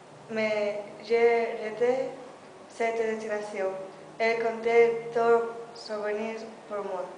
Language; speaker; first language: French; non-native, learner; Spanish